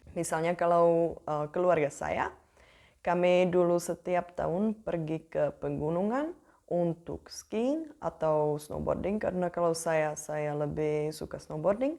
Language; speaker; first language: Indonesian; non-native, fluent; Czech